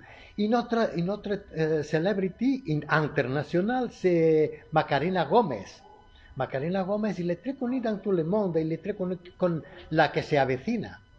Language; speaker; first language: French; non-native, learner; Catalan